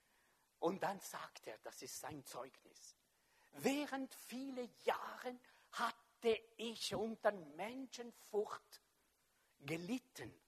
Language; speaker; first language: German; non-native, fluent; French